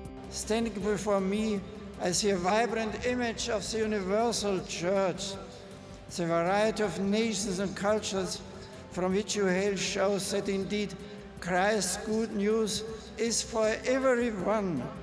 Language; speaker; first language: English; non-native, fluent; German